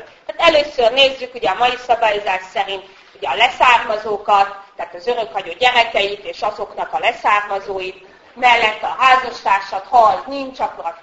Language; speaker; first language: Hungarian; native; Hungarian